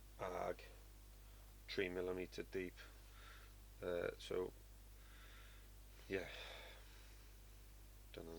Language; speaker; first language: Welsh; non-native, learner; English